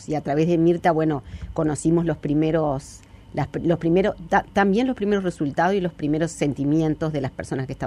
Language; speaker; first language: Spanish; native; Spanish